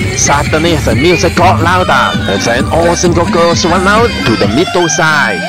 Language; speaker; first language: English; non-native, local second language; Cantonese